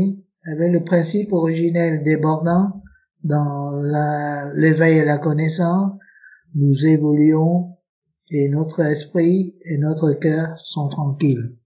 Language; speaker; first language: French; non-native, fluent; Vietnamese